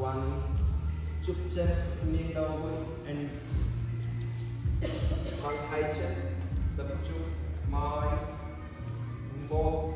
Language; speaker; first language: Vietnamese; non-native, learner; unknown